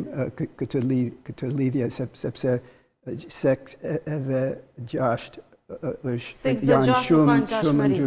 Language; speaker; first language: Albanian; non-native, learner; English